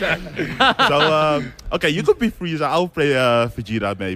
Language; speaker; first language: English; non-native, learner; Dutch